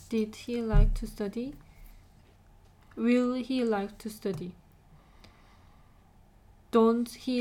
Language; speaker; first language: English; non-native, learner; Korean